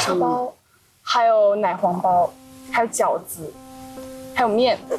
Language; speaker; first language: Chinese; early bilingual, other home language; English